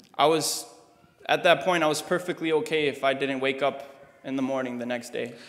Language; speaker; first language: English; early bilingual, other home language; Russian